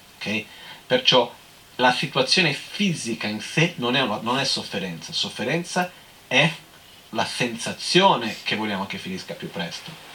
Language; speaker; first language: Italian; non-native, fluent; Portuguese